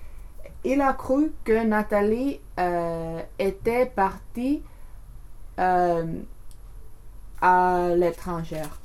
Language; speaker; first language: French; non-native, learner; English